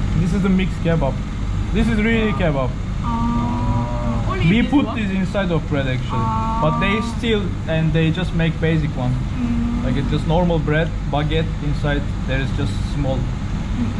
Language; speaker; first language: English; non-native, fluent; Turkish